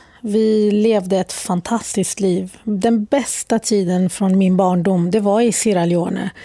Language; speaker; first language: Swedish; early bilingual, other home language; Arabic